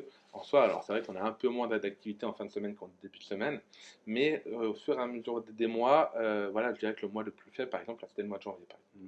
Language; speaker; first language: French; native; French